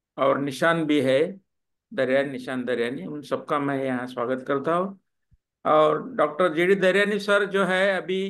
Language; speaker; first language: Hindi; non-native, local second language; Marathi